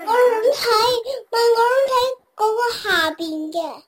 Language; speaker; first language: Chinese; early bilingual, heritage; Cantonese